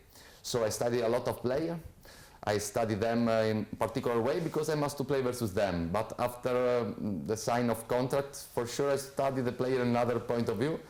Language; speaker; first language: English; non-native, fluent; Italian